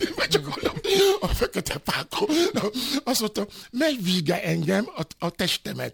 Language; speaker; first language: Hungarian; non-native, fluent; Yoruba